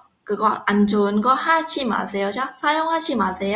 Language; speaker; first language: Korean; non-native, fluent; Vietnamese